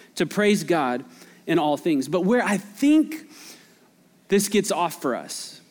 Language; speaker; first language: English; native; English